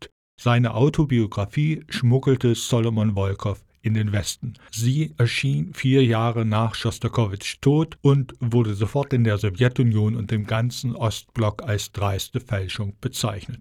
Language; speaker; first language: German; native; German